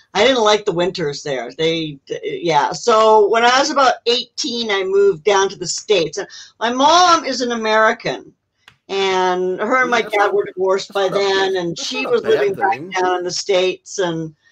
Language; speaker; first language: English; native; English